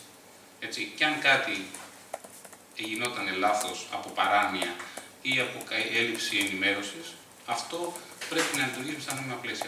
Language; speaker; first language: Greek; native; Greek